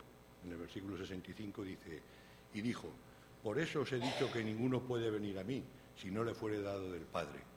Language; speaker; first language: Spanish; native; Spanish